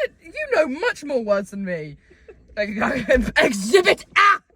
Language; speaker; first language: English; native; English